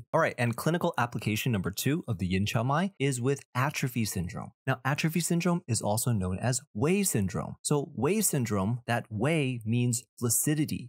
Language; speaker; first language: English; early bilingual, other home language; Chinese